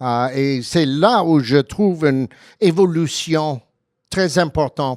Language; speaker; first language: French; early bilingual, heritage; French